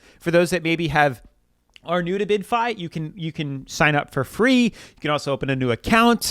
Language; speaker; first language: English; native; English